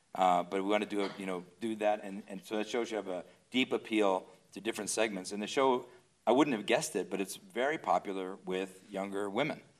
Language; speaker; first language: English; native; English